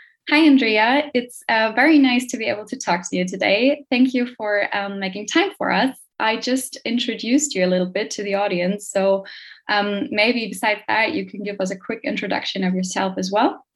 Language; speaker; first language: English; non-native, fluent; German